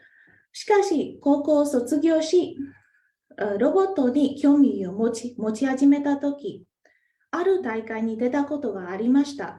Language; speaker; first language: Japanese; non-native, fluent; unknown